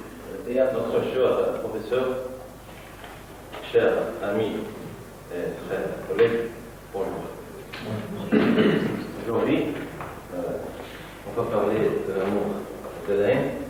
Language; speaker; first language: French; non-native, local second language; Arabic